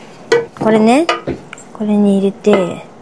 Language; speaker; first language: Japanese; early bilingual, other home language; Filipino